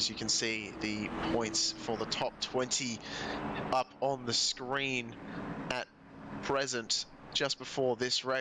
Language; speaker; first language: English; native; English